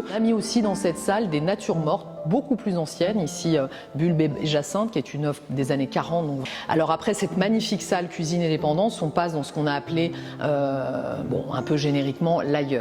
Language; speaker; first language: French; native; French